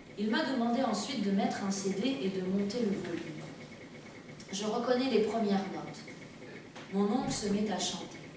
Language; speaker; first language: French; early bilingual, other home language; Persian